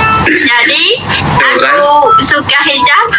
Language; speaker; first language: Indonesian; non-native, learner; Vietnamese